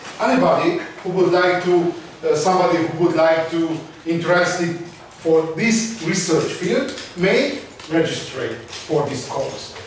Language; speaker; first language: English; non-native, learner; Hungarian